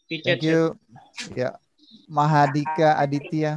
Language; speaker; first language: English; non-native, learner; Indonesian